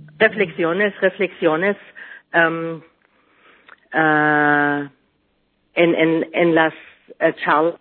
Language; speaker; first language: Spanish; non-native, learner; German